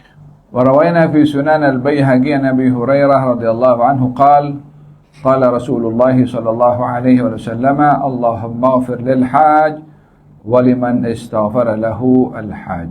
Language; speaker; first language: Arabic; non-native, fluent; Malay